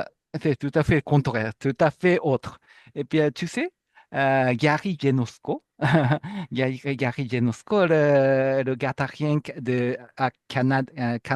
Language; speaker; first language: French; non-native, fluent; Japanese